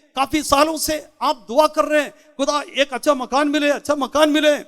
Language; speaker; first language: Hindi; non-native, local second language; Malayalam